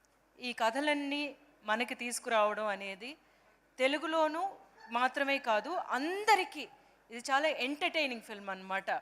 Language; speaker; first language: Telugu; native; Telugu